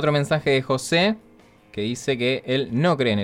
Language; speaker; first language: Spanish; native; Spanish